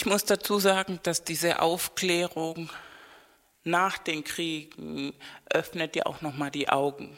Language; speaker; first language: German; non-native, fluent; Spanish